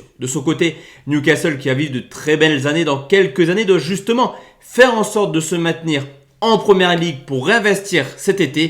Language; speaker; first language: French; native; French